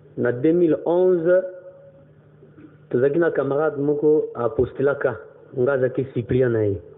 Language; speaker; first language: Lingala; non-native, local second language; Kongo